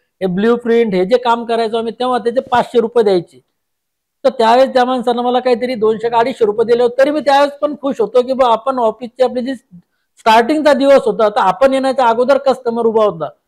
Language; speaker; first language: Marathi; native; Marathi